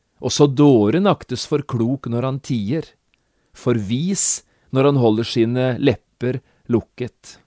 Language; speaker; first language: Norwegian; native; Norwegian